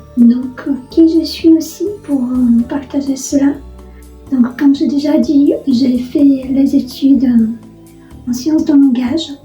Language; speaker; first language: French; non-native, fluent; Polish